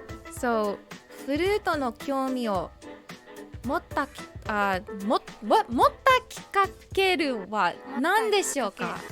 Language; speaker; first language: Japanese; non-native, learner; English